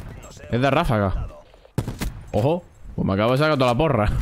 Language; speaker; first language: Spanish; native; Spanish